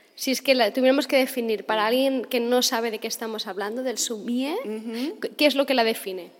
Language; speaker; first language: Spanish; non-native, local second language; Catalan